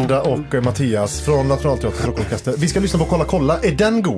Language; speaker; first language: Swedish; native; Swedish